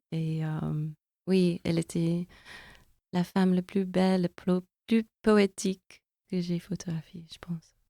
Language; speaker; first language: French; non-native, fluent; English